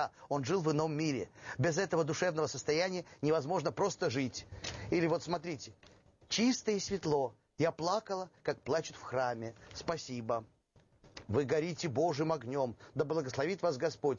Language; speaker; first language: Russian; native; Russian